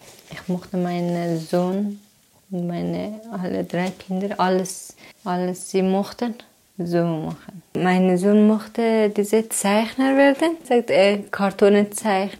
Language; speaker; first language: German; non-native, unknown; Persian